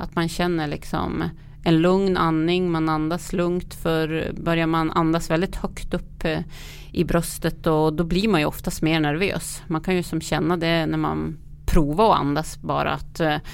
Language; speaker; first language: Swedish; native; Swedish